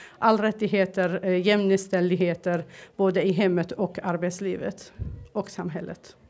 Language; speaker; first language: Swedish; non-native, fluent; Arabic